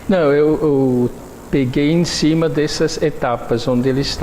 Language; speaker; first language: Portuguese; non-native, fluent; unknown